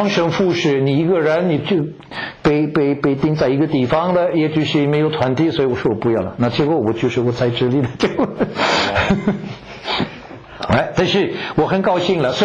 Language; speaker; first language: Chinese; non-native, fluent; French